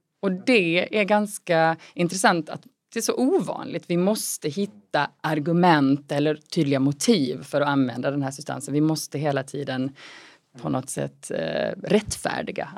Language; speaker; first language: Swedish; native; Swedish